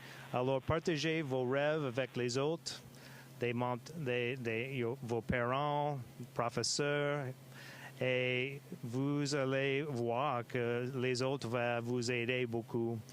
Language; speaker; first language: French; non-native, fluent; English